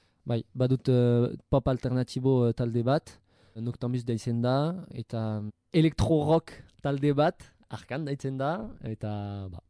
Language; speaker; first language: Basque; non-native, local second language; French